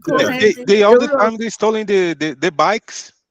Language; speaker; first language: English; non-native, learner; Portuguese